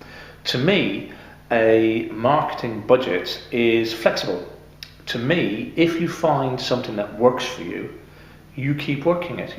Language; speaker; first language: English; native; English